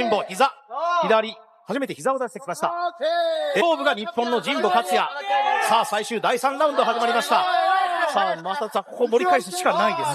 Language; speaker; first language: Japanese; native; Japanese